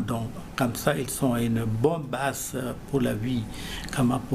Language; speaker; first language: French; non-native, learner; Malayalam